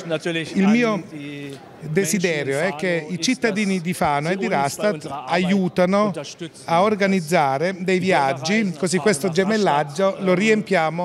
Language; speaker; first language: Italian; non-native, fluent; German